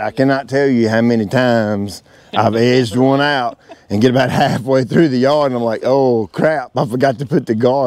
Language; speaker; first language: English; native; English